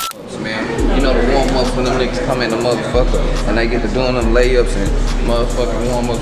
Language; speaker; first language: English; native; English